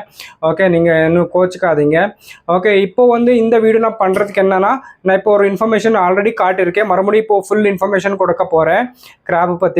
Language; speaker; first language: Tamil; non-native, learner; Telugu